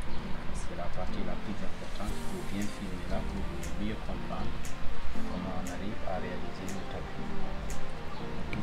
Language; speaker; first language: French; non-native, local second language; Wolof